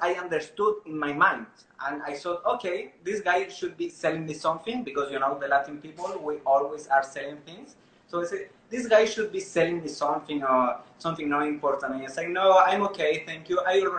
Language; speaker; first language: English; non-native, learner; Spanish